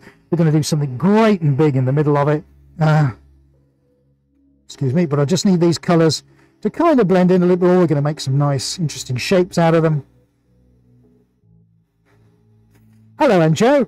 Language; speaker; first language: English; native; English